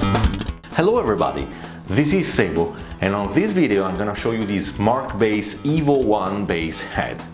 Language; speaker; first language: English; non-native, fluent; Italian